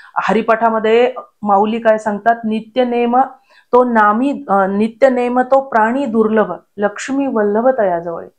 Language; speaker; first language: Marathi; native; Marathi